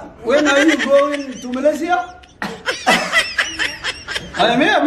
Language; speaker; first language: English; non-native, learner; Somali